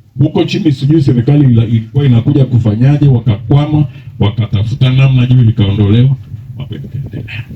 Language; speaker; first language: Swahili; non-native, local second language; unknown